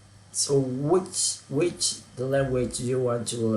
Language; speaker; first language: English; non-native, learner; Vietnamese